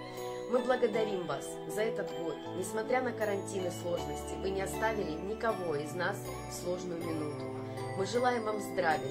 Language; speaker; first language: Russian; native; Russian